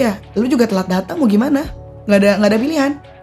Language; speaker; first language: Indonesian; native; Indonesian